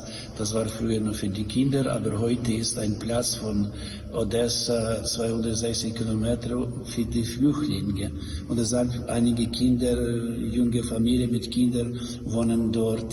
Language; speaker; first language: German; non-native, learner; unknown